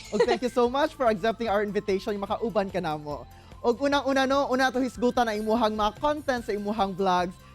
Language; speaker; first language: Cebuano; native; Cebuano